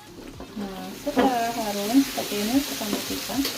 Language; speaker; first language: Indonesian; native; Indonesian